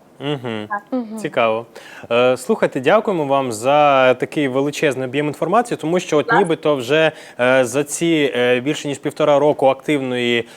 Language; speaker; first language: Ukrainian; native; Ukrainian